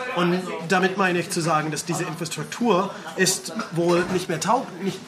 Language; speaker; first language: German; non-native, fluent; English